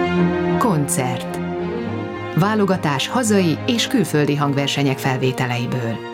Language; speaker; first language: Hungarian; native; Hungarian